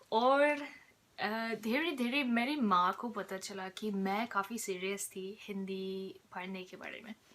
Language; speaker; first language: Hindi; non-native, fluent; English